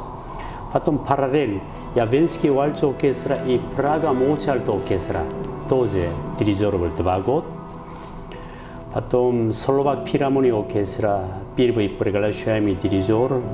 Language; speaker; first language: Russian; non-native, learner; Korean